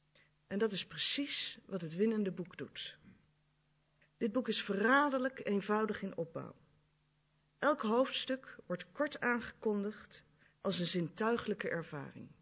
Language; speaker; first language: Dutch; native; Dutch